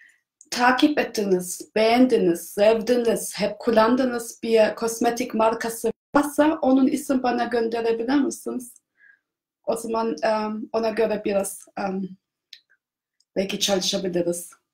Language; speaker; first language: Turkish; non-native, fluent; German